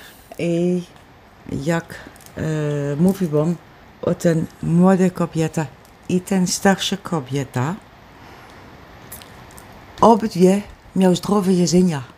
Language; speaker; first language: Polish; early bilingual, heritage; Polish